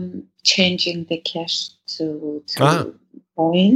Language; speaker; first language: English; non-native, fluent; Russian